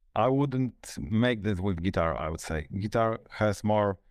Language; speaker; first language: English; non-native, fluent; Polish